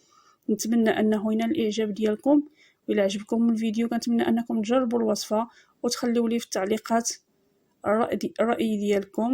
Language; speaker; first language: Arabic; native; Arabic